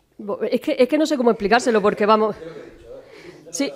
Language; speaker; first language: Spanish; native; Spanish